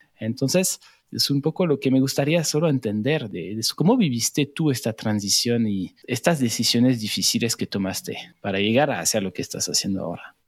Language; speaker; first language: Spanish; non-native, fluent; French